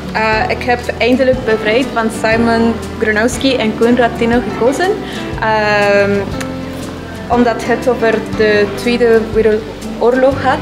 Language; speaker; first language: Dutch; non-native, learner; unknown